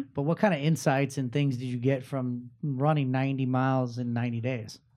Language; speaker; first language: English; native; English